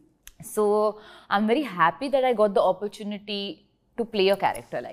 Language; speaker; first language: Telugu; non-native, learner; Tulu